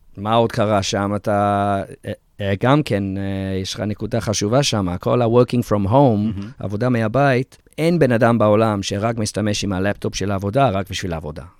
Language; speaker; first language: Hebrew; early bilingual, heritage; Hebrew